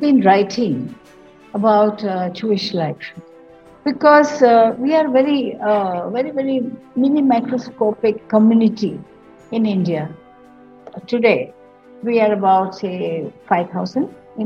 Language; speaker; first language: English; non-native, local second language; Marathi